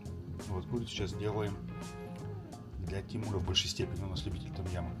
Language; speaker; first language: Russian; native; Russian